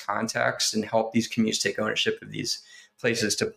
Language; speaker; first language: English; native; English